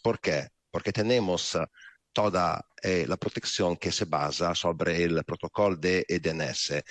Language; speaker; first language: Spanish; non-native, learner; Italian